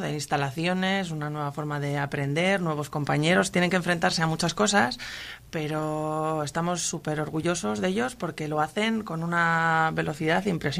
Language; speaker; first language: Spanish; native; Spanish